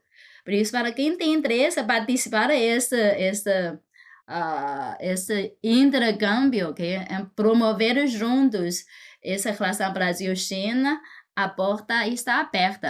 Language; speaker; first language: Portuguese; non-native, fluent; Chinese